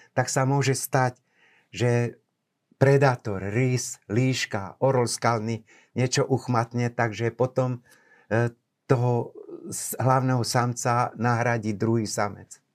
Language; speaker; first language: Slovak; native; Slovak